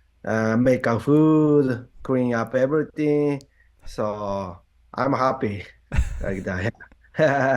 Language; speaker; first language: English; non-native, learner; Japanese